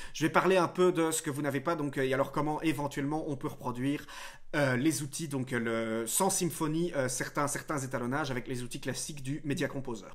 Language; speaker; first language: French; native; French